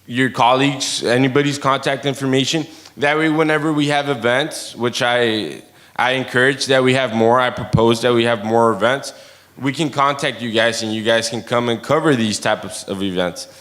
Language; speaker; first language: English; early bilingual, other home language; Spanish